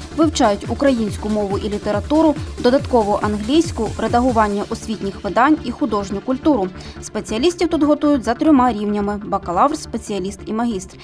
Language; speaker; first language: Ukrainian; native; Ukrainian